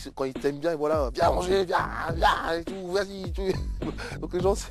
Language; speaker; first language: French; native; French